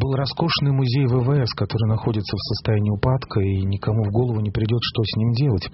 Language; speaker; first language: Russian; native; Russian